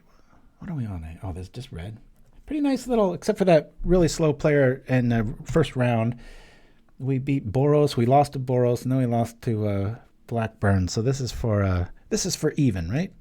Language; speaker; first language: English; native; English